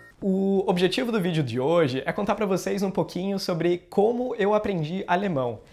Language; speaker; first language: Portuguese; native; Portuguese